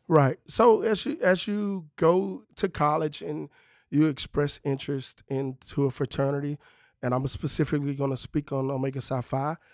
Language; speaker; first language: English; native; English